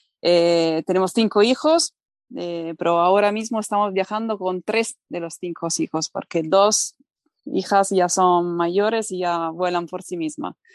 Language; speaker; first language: Spanish; non-native, fluent; Italian